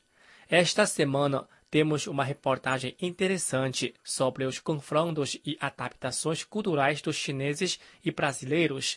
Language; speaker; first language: Portuguese; non-native, fluent; Chinese